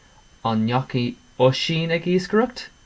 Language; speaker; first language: Irish; non-native, local second language; English